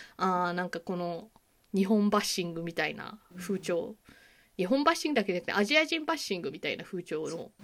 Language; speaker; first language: Japanese; native; Japanese